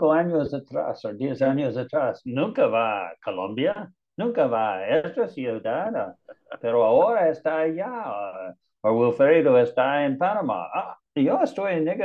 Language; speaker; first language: Spanish; non-native, learner; English